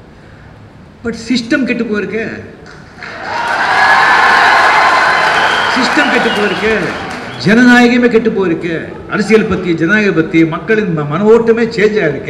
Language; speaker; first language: Tamil; non-native, fluent; Marathi